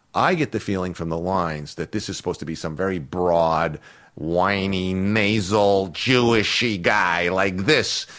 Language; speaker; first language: English; native; English